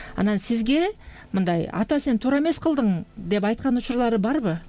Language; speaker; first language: Kyrgyz; native; Kyrgyz